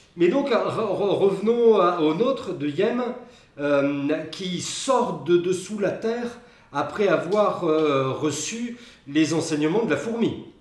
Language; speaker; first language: French; native; French